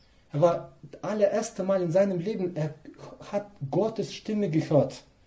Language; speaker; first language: German; non-native, fluent; Russian